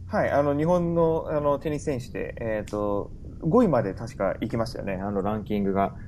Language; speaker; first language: Japanese; native; Japanese